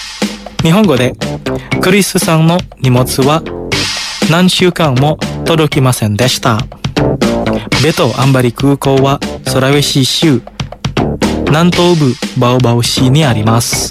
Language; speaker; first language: Japanese; non-native, fluent; Indonesian